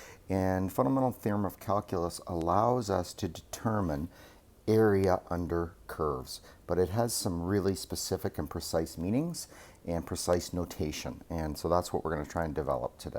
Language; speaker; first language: English; native; English